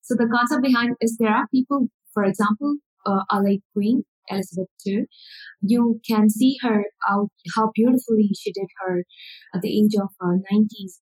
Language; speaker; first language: English; non-native, local second language; Tamil